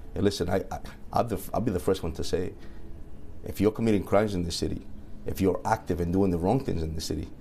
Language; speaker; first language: English; early bilingual, other home language; Spanish